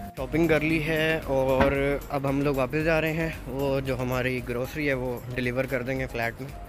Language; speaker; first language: Urdu; non-native, local second language; Punjabi